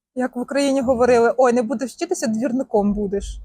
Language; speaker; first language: Ukrainian; native; Ukrainian